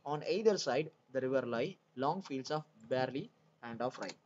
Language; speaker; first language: English; non-native, local second language; Tamil